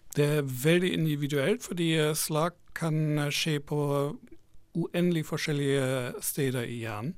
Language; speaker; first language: Norwegian; non-native, fluent; German